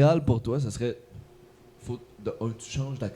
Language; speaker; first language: French; native; French